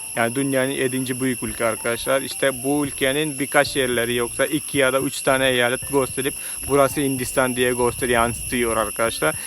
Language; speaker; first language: Turkish; non-native, fluent; Malayalam